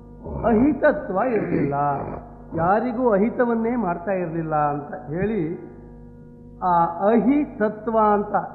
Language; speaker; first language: Kannada; native; Kannada